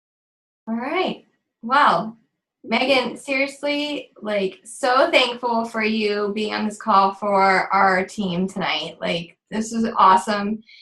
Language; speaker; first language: English; native; English